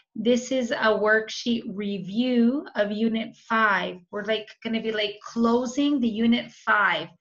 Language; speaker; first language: English; non-native, fluent; Spanish